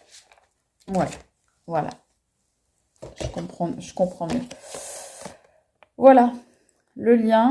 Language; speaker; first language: French; native; French